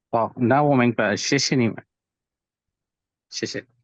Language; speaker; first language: Chinese; non-native, learner; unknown